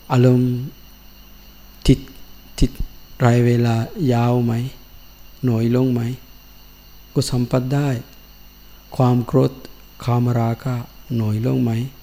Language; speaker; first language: Thai; non-native, learner; Sinhala